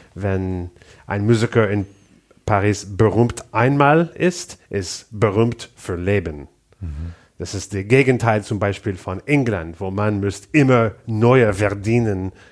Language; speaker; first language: German; non-native, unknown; English